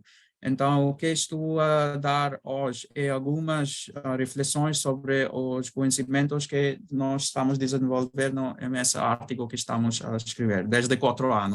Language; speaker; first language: Portuguese; non-native, learner; Bangla